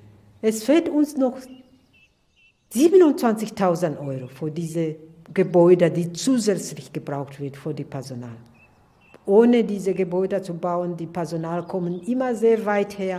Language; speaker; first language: German; non-native, learner; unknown